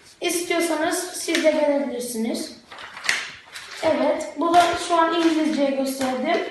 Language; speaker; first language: Turkish; early bilingual, heritage; Turkish